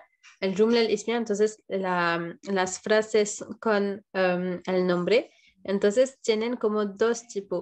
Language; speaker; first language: Spanish; non-native, fluent; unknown